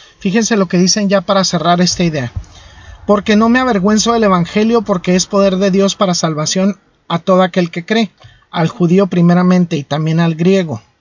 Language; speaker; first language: Spanish; native; Spanish